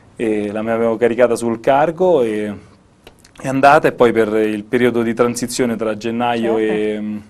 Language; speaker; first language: Italian; native; Italian